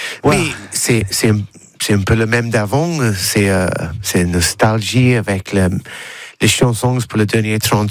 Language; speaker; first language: French; non-native, learner; English